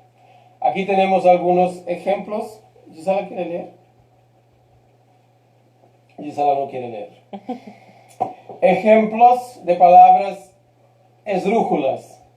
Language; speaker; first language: Spanish; non-native, fluent; Portuguese